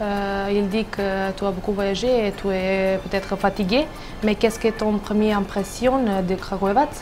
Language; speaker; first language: French; non-native, learner; Serbian